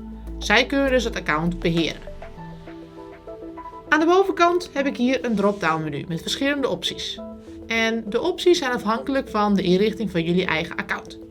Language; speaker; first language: Dutch; native; Dutch